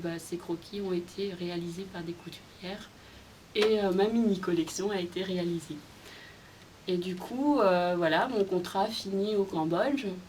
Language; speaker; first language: French; early bilingual, other home language; Khmer